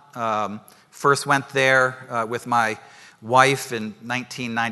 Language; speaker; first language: English; native; English